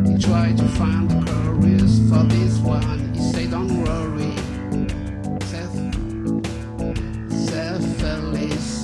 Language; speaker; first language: English; non-native, learner; French